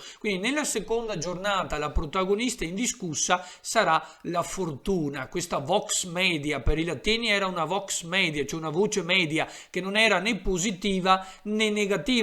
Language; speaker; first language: Italian; native; Italian